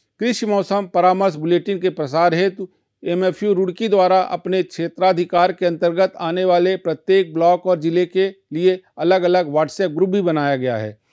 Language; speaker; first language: Hindi; native; Hindi